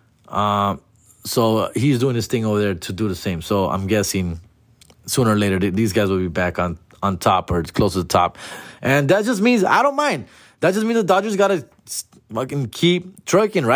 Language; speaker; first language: English; early bilingual, other home language; Spanish